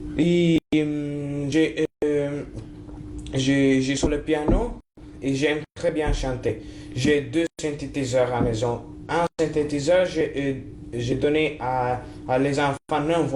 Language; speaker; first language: French; non-native, learner; Italian